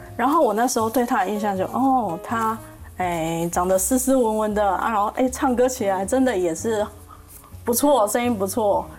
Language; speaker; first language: Chinese; native; Chinese